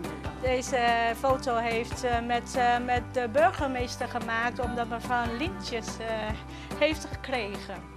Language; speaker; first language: Dutch; non-native, fluent; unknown